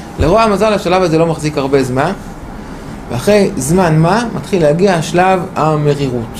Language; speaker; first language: Hebrew; native; Hebrew